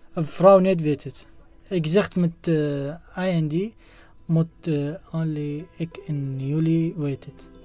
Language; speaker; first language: Dutch; non-native, learner; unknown